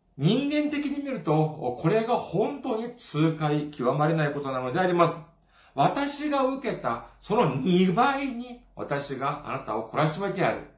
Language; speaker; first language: Japanese; non-native, fluent; Korean